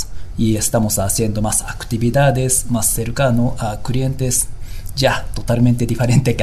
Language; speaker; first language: Spanish; non-native, learner; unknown